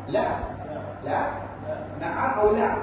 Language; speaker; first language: Arabic; non-native, learner; Malay